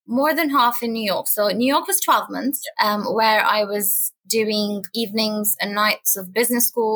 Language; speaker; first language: English; non-native, local second language; Urdu